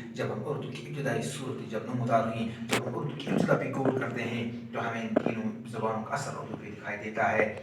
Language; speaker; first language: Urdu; non-native, local second language; Kashmiri